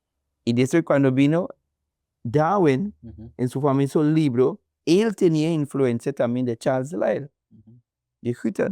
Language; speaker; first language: Spanish; non-native, learner; English